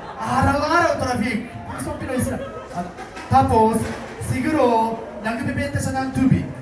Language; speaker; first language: Filipino; non-native, fluent; Japanese